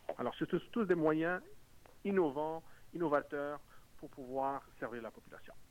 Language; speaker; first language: French; native; French